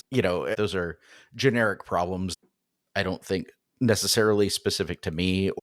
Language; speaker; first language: English; native; English